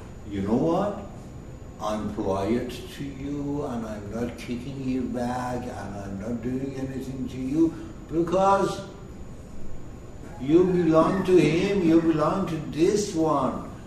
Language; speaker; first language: English; non-native, fluent; Persian